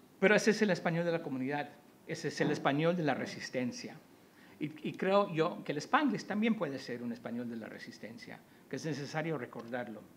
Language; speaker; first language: Spanish; early bilingual, heritage; Spanish